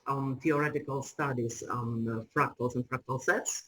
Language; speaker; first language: English; non-native, fluent; Ukrainian